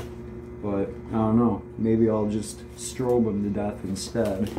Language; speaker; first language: English; native; English